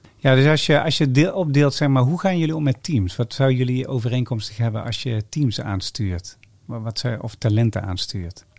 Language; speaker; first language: Dutch; native; Dutch